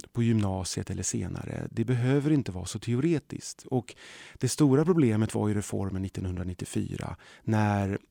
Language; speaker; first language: Swedish; early bilingual, other home language; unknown